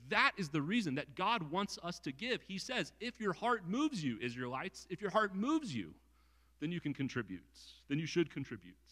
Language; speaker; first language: English; native; English